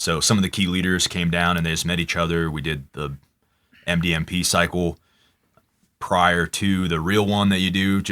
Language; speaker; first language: English; native; English